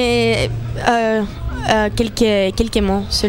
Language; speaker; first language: French; non-native, learner; Spanish